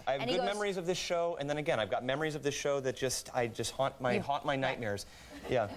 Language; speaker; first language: English; native; English